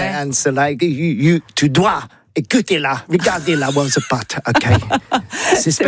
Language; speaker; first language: French; non-native, learner; English